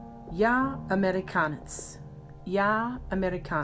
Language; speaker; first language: Russian; non-native, learner; English